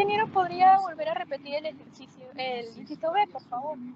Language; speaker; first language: Spanish; native; Spanish